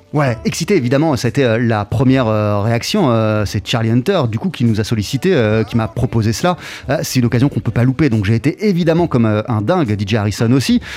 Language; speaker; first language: French; native; French